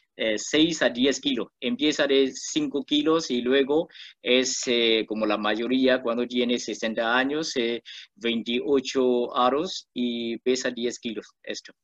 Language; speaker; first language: Spanish; non-native, learner; Burmese